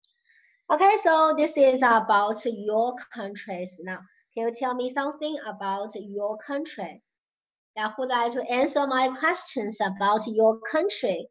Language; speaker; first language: English; non-native, fluent; Chinese